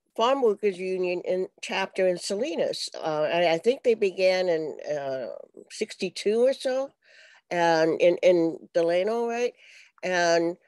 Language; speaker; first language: English; native; English